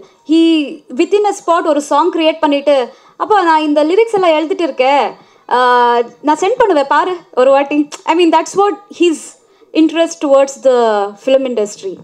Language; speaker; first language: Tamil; non-native, local second language; Kannada